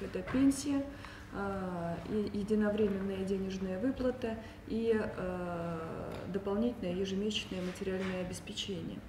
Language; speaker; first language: Russian; native; Russian